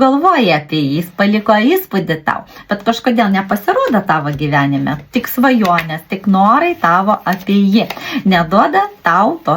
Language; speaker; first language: Lithuanian; native; Lithuanian